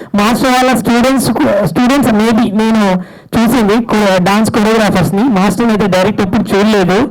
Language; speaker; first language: Telugu; native; Telugu